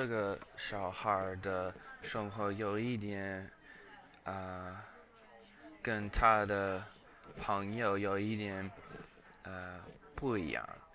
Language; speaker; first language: Chinese; non-native, learner; English